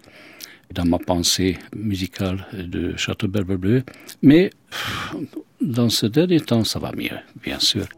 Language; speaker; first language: French; non-native, fluent; Hungarian